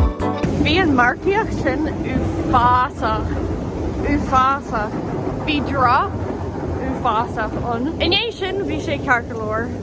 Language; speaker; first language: Irish; non-native, local second language; English